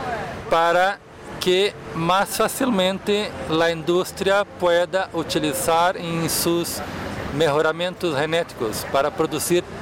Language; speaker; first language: Spanish; non-native, fluent; Portuguese